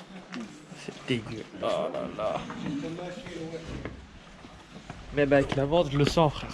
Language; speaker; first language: French; native; French